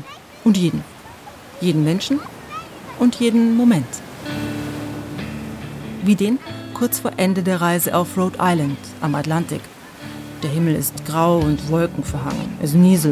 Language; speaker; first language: German; native; German